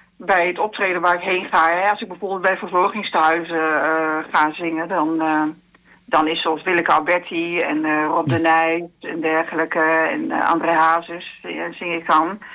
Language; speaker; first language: Dutch; native; Dutch